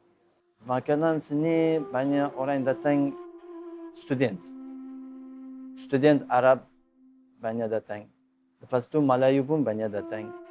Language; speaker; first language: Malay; non-native, learner; Uzbek